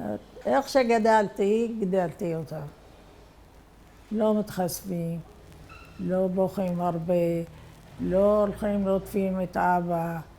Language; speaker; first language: Hebrew; non-native, fluent; Arabic